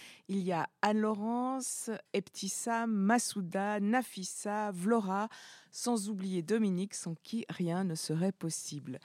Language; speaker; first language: French; native; French